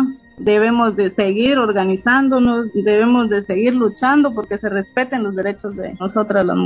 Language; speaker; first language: Spanish; native; Spanish